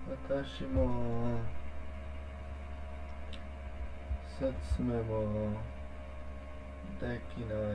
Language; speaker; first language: Japanese; non-native, learner; English